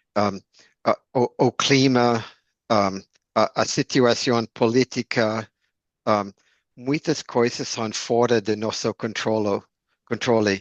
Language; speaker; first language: Portuguese; non-native, learner; English